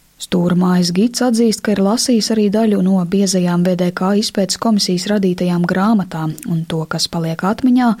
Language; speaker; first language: Latvian; native; Latvian